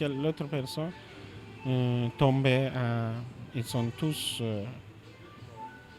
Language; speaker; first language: French; non-native, learner; Persian